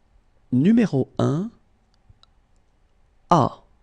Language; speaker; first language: French; native; French